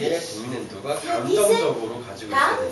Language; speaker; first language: German; non-native, fluent; Korean